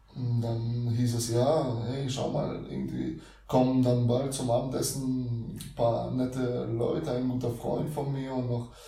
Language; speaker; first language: German; early bilingual, other home language; Russian